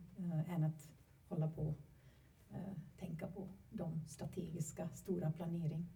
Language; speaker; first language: Swedish; non-native, fluent; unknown